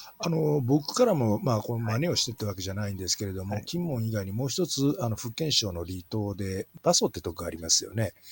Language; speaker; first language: Japanese; native; Japanese